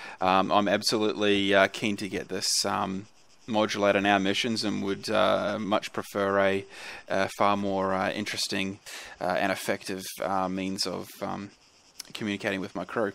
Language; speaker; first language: English; native; English